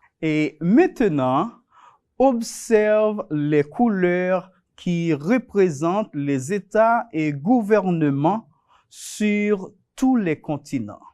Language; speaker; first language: French; non-native, fluent; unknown